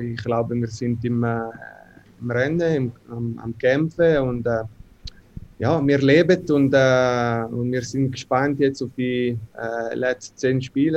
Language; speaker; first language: German; non-native, local second language; Italian